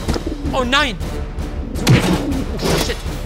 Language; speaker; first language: German; native; German